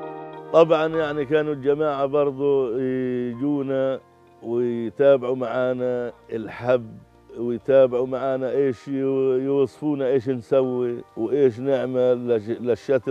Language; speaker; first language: Arabic; native; Arabic